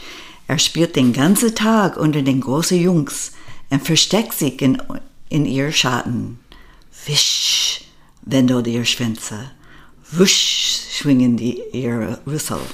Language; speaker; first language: German; non-native, fluent; English